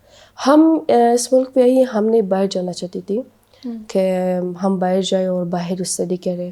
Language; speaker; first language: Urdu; non-native, learner; Persian